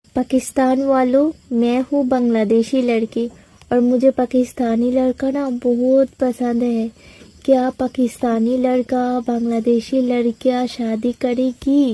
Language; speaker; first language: Hindi; non-native, learner; Bangla